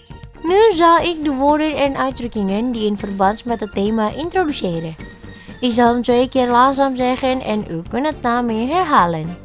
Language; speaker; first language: Dutch; non-native, fluent; Indonesian